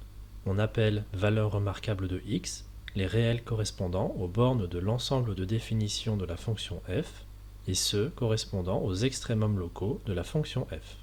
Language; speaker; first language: French; native; French